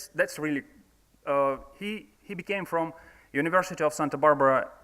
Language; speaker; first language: English; non-native, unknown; Russian